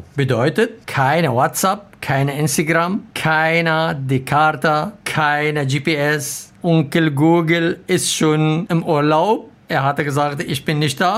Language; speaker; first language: German; non-native, learner; Arabic